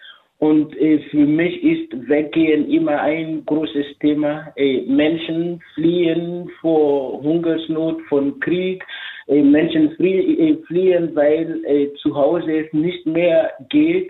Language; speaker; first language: German; non-native, fluent; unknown